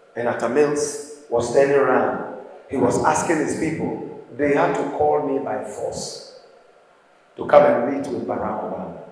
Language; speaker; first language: English; non-native, local second language; Akan